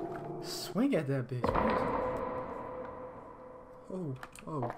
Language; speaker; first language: English; native; English